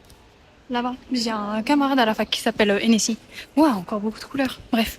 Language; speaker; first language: French; native; French